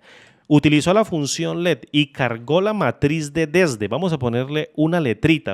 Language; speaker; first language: Spanish; native; Spanish